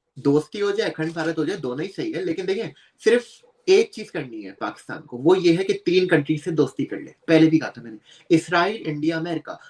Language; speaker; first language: Urdu; native; Urdu